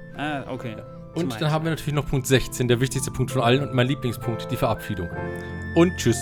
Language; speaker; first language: German; native; German